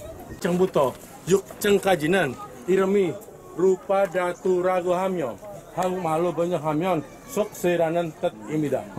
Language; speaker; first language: Korean; non-native, learner; Indonesian